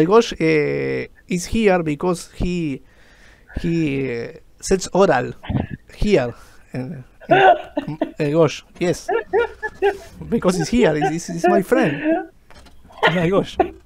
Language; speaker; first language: English; non-native, learner; Spanish